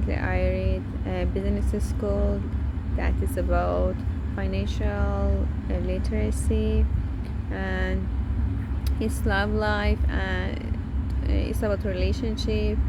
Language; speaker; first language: English; non-native, learner; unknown